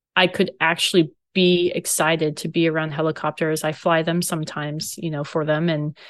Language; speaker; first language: English; native; English